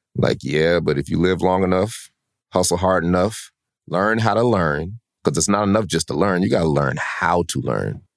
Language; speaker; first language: English; native; English